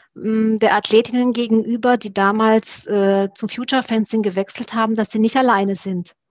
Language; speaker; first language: German; early bilingual, other home language; Romanian